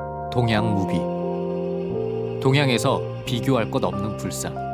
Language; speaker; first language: Korean; native; Korean